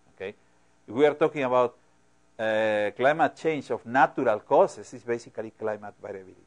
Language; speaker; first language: English; non-native, fluent; Spanish